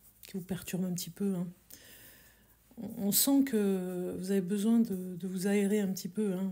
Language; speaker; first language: French; native; French